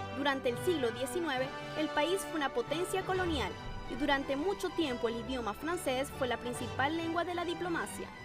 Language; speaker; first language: Spanish; native; Spanish